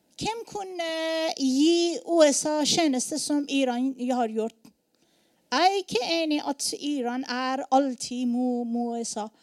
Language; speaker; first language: Norwegian; non-native, learner; Persian